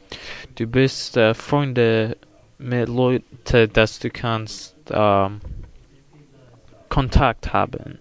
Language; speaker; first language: German; non-native, learner; English